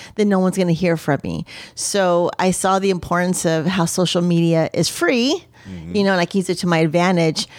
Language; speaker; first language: English; native; English